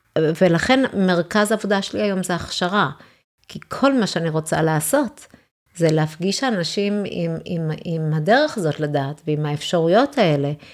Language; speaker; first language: Hebrew; early bilingual, other home language; English